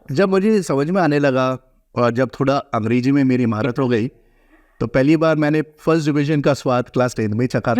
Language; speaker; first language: Hindi; native; Hindi